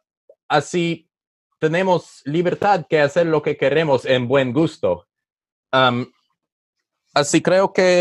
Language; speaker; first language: Spanish; non-native, learner; English